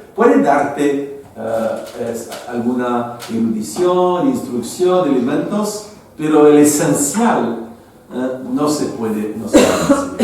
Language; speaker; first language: Spanish; non-native, fluent; French